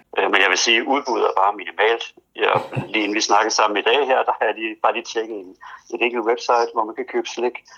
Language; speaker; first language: Danish; native; Danish